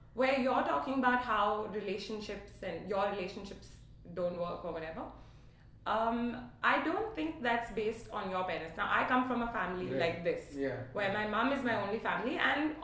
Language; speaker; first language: English; non-native, local second language; Hindi